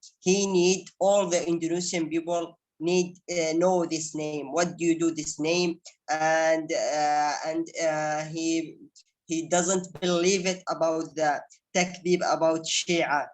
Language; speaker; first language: English; non-native, learner; Arabic